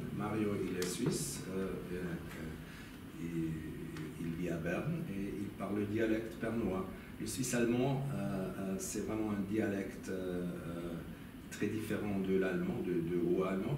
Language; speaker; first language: French; non-native, local second language; German